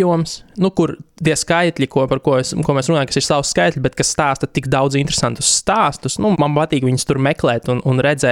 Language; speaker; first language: Latvian; native; Latvian